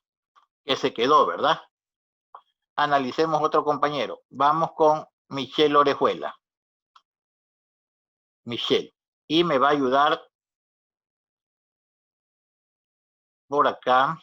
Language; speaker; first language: Spanish; native; Spanish